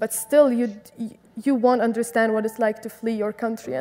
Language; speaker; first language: English; non-native, fluent; Arabic